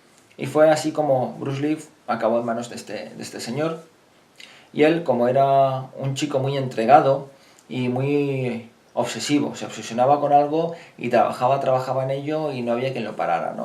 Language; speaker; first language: Spanish; native; Spanish